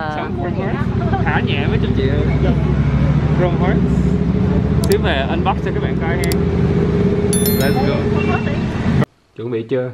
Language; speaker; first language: Vietnamese; early bilingual, heritage; Vietnamese